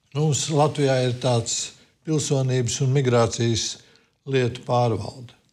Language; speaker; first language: Latvian; non-native, local second language; Russian